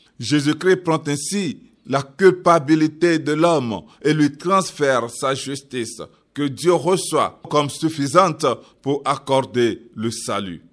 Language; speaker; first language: French; non-native, local second language; Yoruba